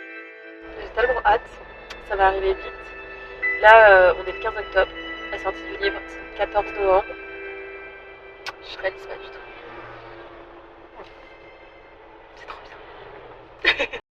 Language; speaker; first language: French; native; French